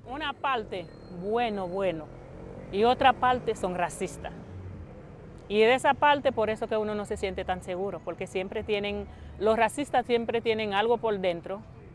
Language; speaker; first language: Spanish; non-native, fluent; Haitian Creole